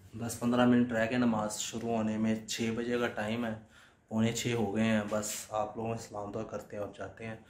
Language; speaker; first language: Urdu; non-native, local second language; Punjabi